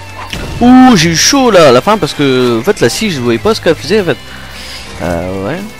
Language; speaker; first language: French; native; French